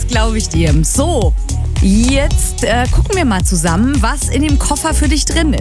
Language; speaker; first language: German; native; German